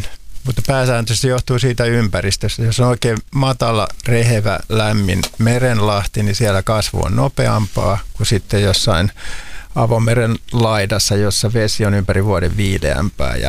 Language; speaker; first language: Finnish; native; Finnish